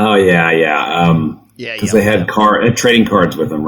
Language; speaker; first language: English; native; English